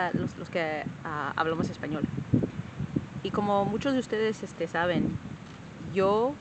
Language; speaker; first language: Spanish; early bilingual, other home language; English